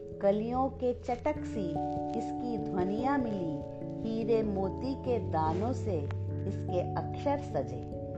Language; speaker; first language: Hindi; non-native, local second language; Kannada